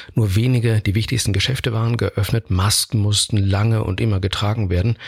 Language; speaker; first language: German; native; German